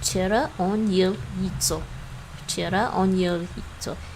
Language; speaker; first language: Russian; non-native, learner; English